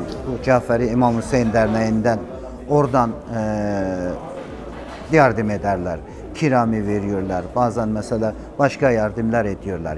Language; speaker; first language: Turkish; non-native, learner; Persian